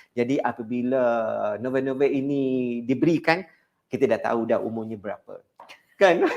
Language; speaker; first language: Malay; native; Malay